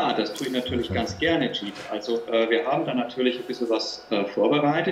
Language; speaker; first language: German; native; German